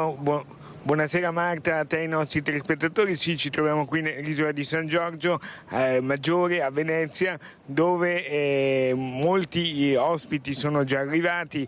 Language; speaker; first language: Italian; native; Italian